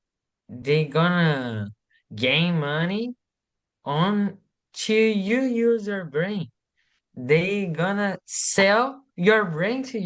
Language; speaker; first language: English; non-native, learner; Portuguese